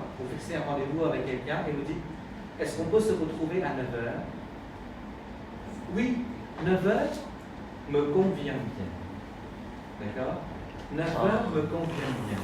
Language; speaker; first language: French; non-native, fluent; Khmer